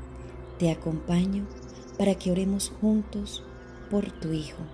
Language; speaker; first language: Spanish; native; Spanish